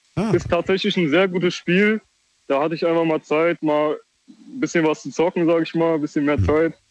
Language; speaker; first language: German; native; German